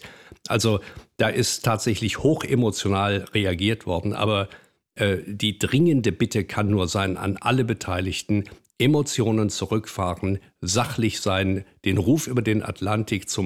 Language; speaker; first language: German; native; German